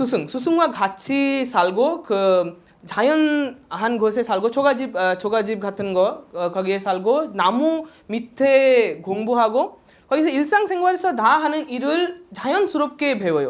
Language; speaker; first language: Korean; non-native, fluent; Odia